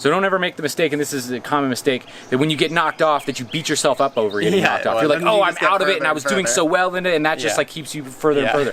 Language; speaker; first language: English; native; English